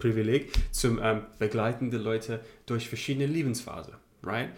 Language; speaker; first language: German; non-native, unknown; English